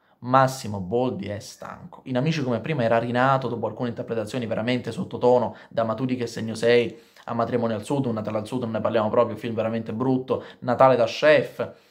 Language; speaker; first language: Italian; native; Italian